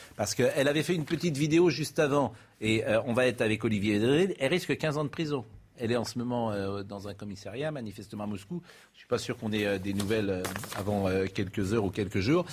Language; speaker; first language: French; native; French